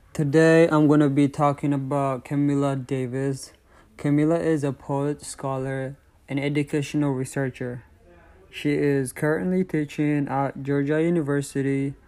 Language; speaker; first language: English; non-native, fluent; Tigrinya